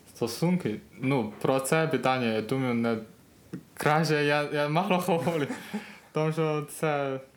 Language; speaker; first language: Ukrainian; non-native, learner; Chinese